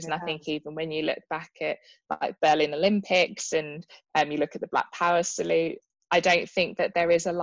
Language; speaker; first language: English; native; English